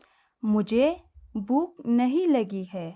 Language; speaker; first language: Hindi; non-native, fluent; Persian